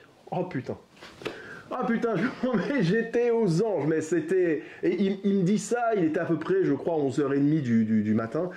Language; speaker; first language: French; native; French